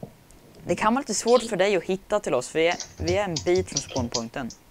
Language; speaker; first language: Swedish; native; Swedish